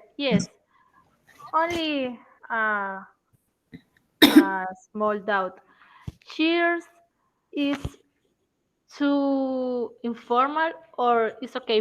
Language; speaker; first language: English; non-native, learner; Spanish